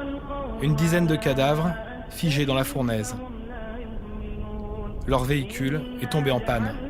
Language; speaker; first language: French; native; French